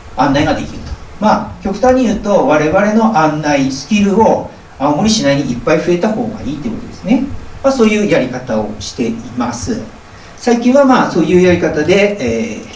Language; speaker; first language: Japanese; native; Japanese